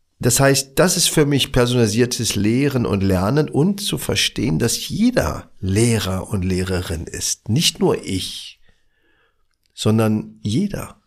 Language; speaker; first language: German; early bilingual, other home language; Arabic